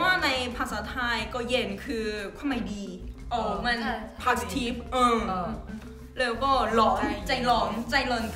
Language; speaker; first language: Thai; non-native, fluent; Korean